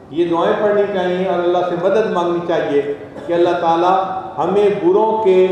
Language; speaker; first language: Urdu; non-native, local second language; Punjabi